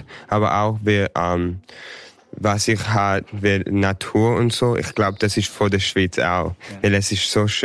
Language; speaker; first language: German; early bilingual, heritage; English